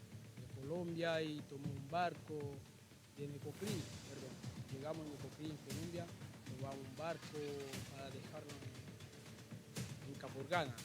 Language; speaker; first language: Spanish; non-native, learner; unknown